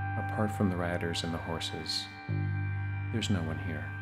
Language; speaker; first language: English; native; English